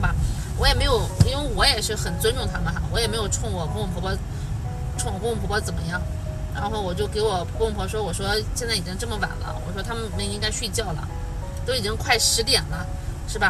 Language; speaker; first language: Chinese; native; Chinese